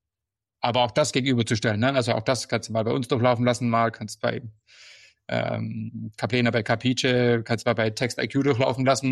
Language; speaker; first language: German; native; German